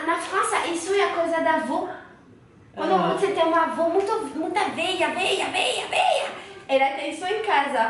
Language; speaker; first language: Portuguese; non-native, learner; French